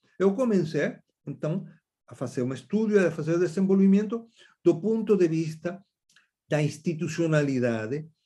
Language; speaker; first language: Portuguese; non-native, fluent; Spanish